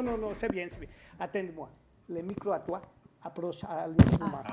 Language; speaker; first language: French; non-native, fluent; Spanish